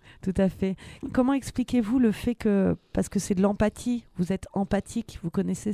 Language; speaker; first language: French; native; French